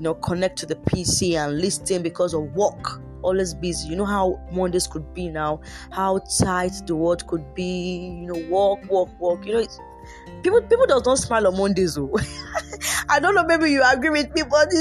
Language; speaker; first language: English; non-native, local second language; Yoruba